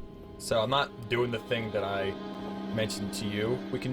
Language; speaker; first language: English; native; English